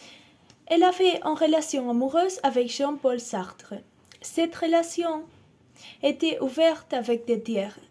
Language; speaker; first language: French; non-native, learner; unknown